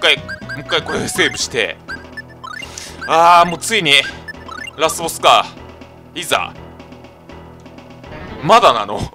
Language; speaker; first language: Japanese; native; Japanese